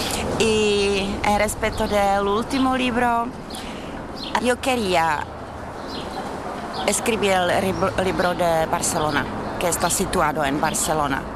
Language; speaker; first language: Spanish; non-native, fluent; Czech